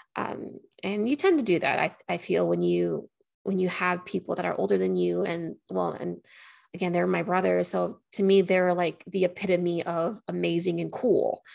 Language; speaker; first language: English; native; English